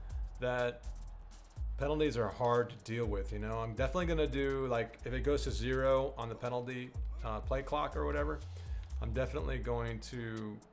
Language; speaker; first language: English; native; English